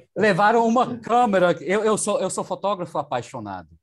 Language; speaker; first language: Portuguese; non-native, fluent; German